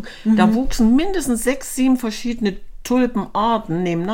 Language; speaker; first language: German; native; German